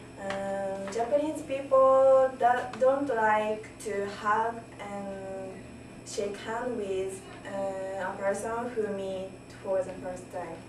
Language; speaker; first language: English; non-native, learner; Japanese